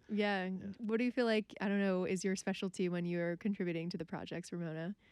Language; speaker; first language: English; native; English